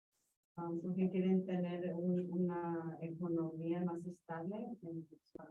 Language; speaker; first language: Spanish; early bilingual, heritage; Spanish